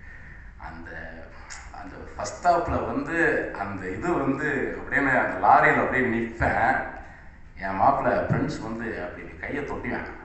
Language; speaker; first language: Tamil; native; Tamil